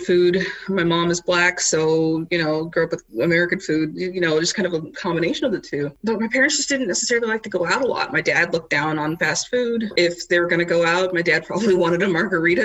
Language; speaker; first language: English; native; English